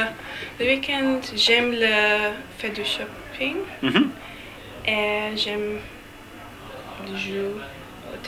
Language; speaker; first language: French; non-native, learner; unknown